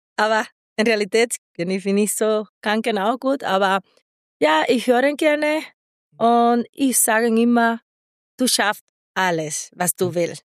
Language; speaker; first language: German; non-native, learner; Spanish